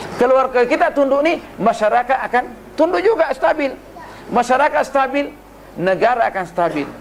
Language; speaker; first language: Malay; non-native, local second language; Buginese